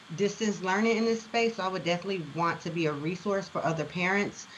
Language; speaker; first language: English; native; English